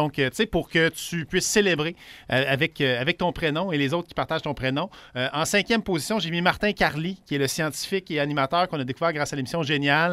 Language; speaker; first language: French; native; French